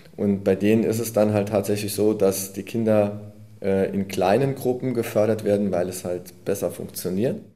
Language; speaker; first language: German; native; German